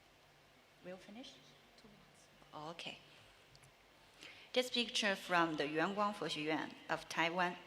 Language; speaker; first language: English; non-native, learner; Chinese